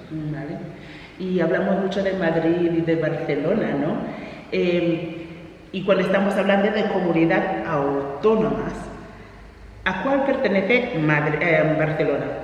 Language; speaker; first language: Spanish; non-native, fluent; English